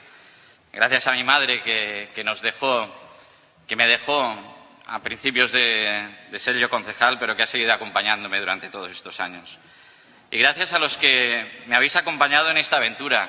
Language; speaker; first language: Spanish; native; Spanish